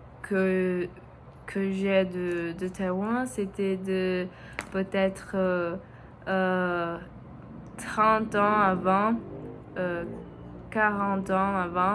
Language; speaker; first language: French; non-native, learner; Portuguese